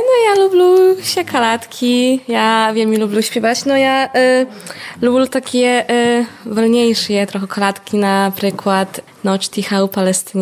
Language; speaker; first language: Polish; non-native, local second language; Belarusian